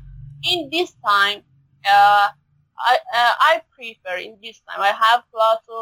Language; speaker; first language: English; non-native, learner; Persian